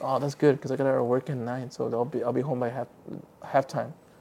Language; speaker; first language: English; early bilingual, other home language; Spanish